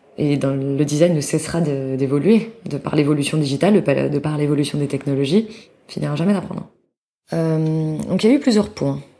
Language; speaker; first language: French; native; French